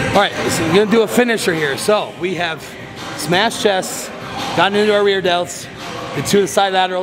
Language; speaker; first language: English; native; English